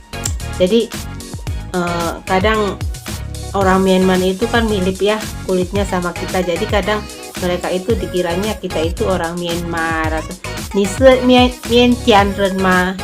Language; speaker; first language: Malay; non-native, local second language; Javanese